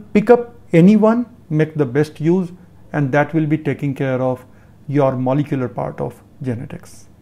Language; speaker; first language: English; non-native, local second language; Hindi